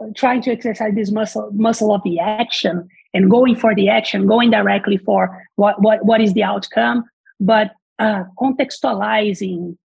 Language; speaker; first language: English; non-native, fluent; Portuguese